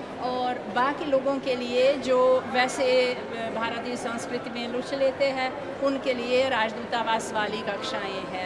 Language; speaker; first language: Hindi; non-native, fluent; Hungarian